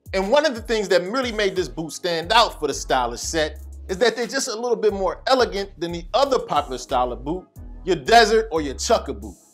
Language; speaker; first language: English; native; English